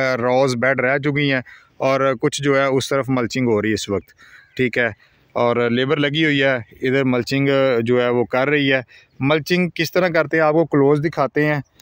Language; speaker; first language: Urdu; non-native, local second language; Punjabi